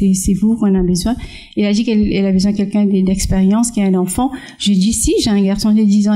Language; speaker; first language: French; non-native, fluent; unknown